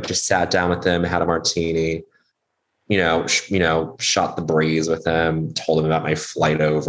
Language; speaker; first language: English; native; English